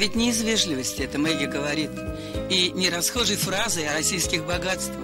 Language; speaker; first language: Russian; native; Russian